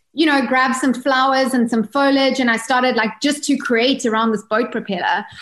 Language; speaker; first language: English; native; English